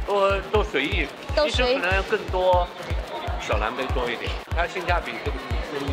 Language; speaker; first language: Chinese; native; Chinese